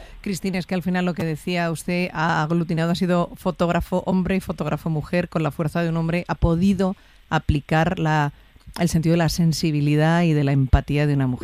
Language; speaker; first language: Spanish; native; Spanish